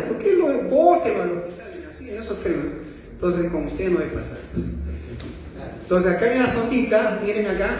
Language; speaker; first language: Spanish; native; Spanish